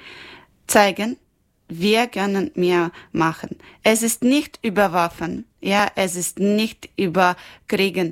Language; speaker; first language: German; non-native, learner; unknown